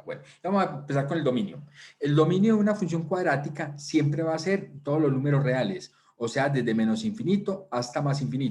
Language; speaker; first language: Spanish; native; Spanish